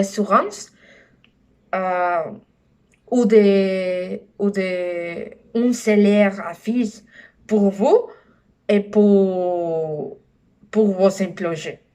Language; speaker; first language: French; non-native, learner; Spanish